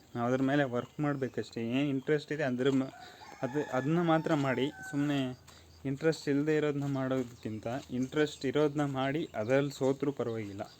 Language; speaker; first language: Kannada; native; Kannada